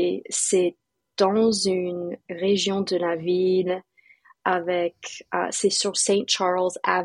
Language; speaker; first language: French; non-native, fluent; English